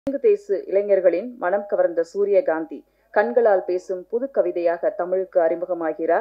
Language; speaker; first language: Tamil; native; Tamil